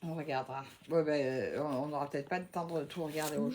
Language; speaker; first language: French; native; French